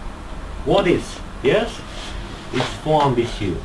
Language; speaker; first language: English; non-native, learner; Russian